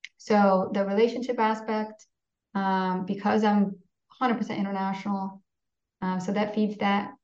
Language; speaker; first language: English; non-native, fluent; Polish